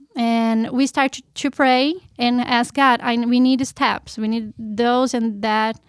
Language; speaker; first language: English; non-native, fluent; Portuguese